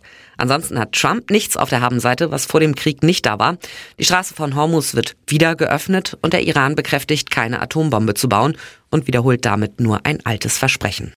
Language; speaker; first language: German; native; German